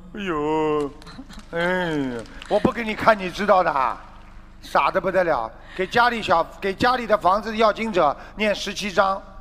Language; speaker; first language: Chinese; native; Chinese